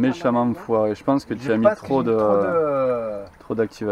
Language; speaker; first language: French; native; French